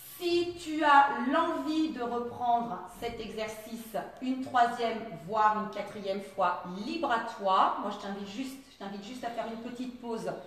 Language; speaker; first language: French; native; French